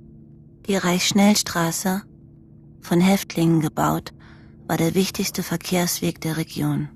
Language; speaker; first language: German; native; German